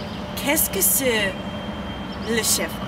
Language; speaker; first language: French; non-native, learner; English